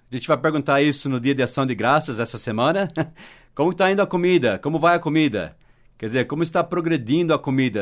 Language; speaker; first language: Portuguese; non-native, fluent; English